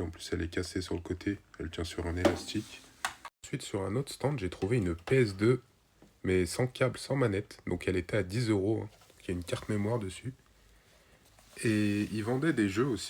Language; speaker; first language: French; native; French